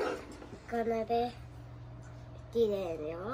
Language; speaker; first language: Japanese; non-native, learner; Filipino